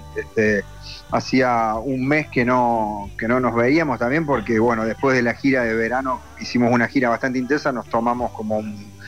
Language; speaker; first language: Spanish; native; Spanish